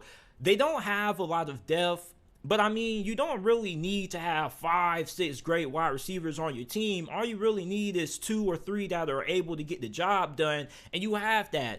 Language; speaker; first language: English; native; English